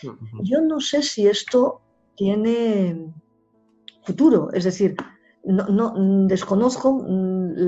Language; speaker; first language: Spanish; native; Spanish